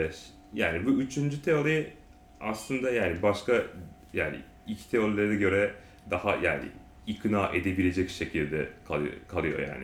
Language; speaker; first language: Turkish; non-native, learner; Japanese